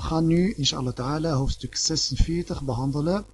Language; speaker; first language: Dutch; early bilingual, other home language; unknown